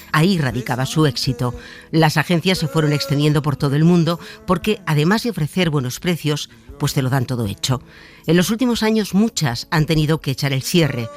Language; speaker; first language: Spanish; native; Spanish